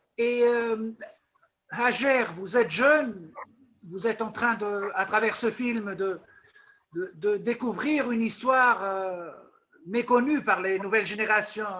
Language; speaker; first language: French; non-native, local second language; Arabic